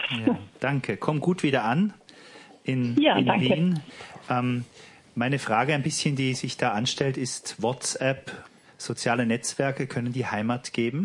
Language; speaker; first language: German; native; German